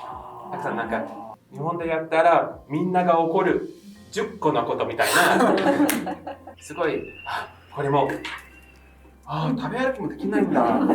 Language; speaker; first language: Japanese; non-native, fluent; English